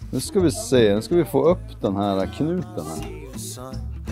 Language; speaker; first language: Swedish; native; Swedish